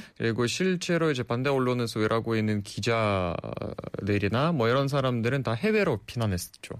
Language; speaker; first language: Korean; non-native, fluent; Russian